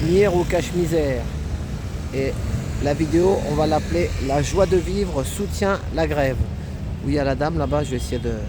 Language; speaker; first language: French; native; French